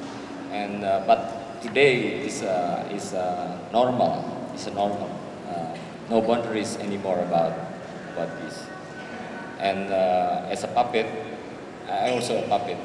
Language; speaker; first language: English; non-native, learner; Indonesian